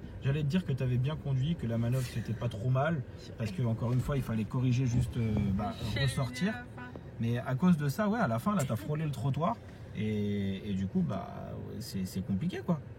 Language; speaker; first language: French; native; French